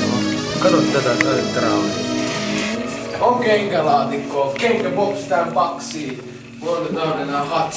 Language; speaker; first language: Finnish; native; Finnish